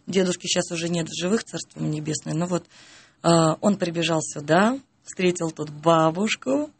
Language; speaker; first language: Russian; native; Russian